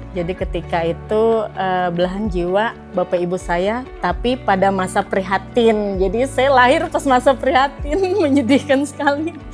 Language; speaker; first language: Indonesian; native; Indonesian